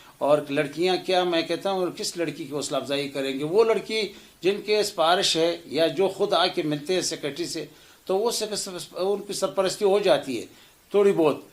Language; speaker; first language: Urdu; non-native, local second language; Pashto